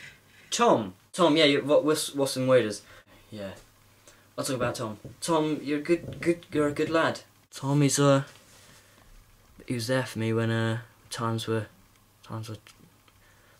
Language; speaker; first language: English; native; English